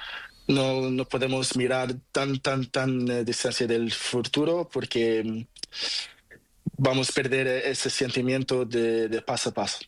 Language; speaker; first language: Spanish; non-native, learner; Portuguese